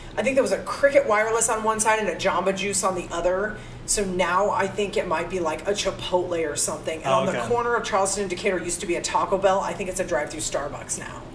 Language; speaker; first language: English; native; English